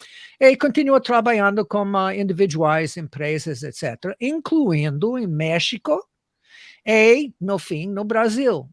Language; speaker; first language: Portuguese; non-native, fluent; English